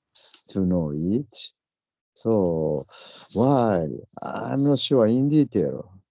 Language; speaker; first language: English; non-native, learner; Japanese